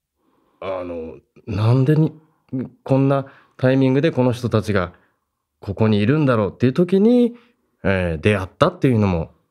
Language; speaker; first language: Japanese; native; Japanese